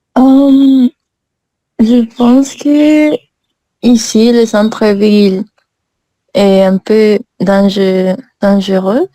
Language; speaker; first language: French; non-native, learner; English